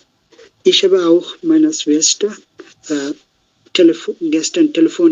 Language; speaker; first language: German; non-native, learner; Bangla